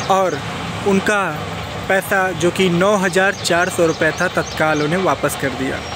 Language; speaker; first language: Hindi; native; Hindi